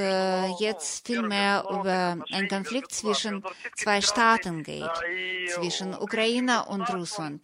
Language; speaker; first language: German; non-native, fluent; Russian